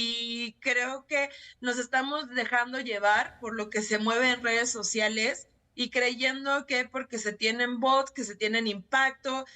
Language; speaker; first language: Spanish; native; Spanish